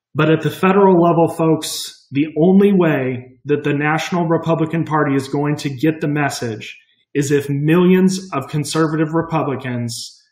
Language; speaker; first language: English; native; English